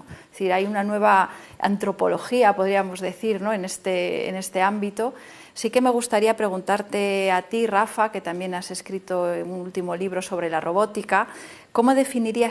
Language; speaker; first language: Spanish; native; Spanish